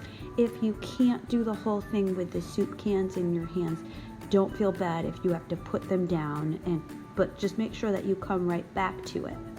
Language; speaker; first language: English; native; English